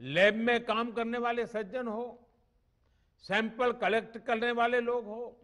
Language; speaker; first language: Hindi; non-native, local second language; Gujarati